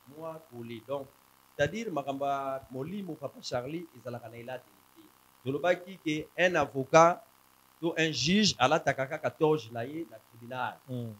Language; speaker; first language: Lingala; non-native, local second language; Kongo